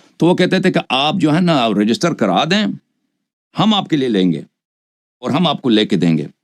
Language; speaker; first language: Urdu; non-native, fluent; Persian